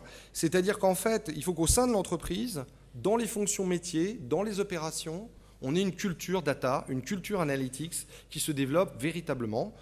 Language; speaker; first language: French; native; French